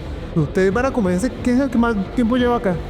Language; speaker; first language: Spanish; native; Spanish